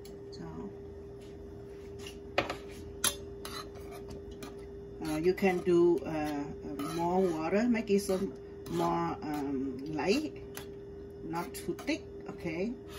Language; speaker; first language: English; non-native, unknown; Vietnamese